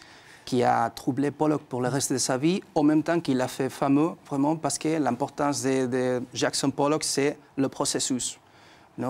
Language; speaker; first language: French; non-native, fluent; Spanish